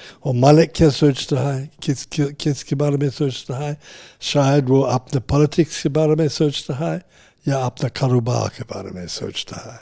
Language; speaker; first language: Hindi; non-native, fluent; English